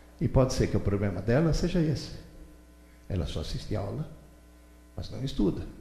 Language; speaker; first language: Portuguese; early bilingual, other home language; Italian